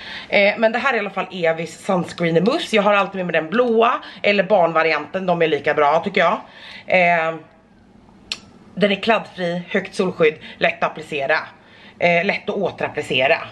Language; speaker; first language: Swedish; native; Swedish